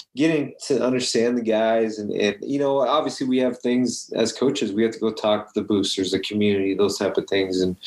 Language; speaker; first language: English; native; English